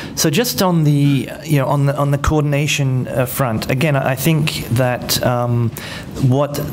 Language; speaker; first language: English; native; English